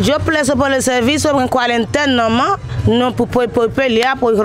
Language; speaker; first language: Spanish; non-native, learner; Haitian Creole